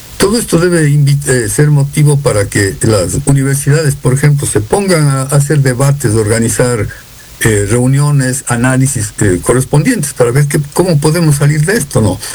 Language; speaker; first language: Spanish; native; Spanish